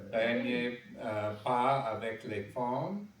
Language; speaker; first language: French; non-native, learner; English